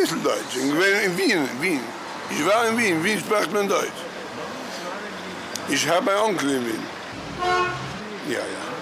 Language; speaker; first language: German; non-native, learner; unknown